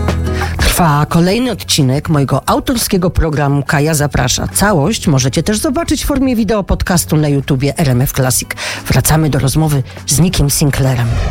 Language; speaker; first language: Polish; native; Polish